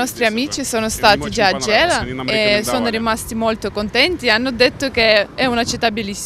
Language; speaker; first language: Italian; non-native, learner; Russian